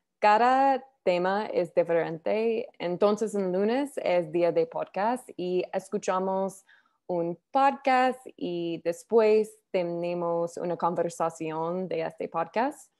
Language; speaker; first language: Spanish; non-native, learner; English